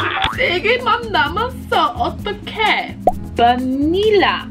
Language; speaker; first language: Korean; non-native, fluent; English